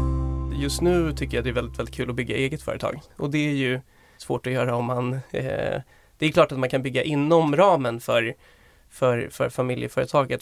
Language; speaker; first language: Swedish; native; Swedish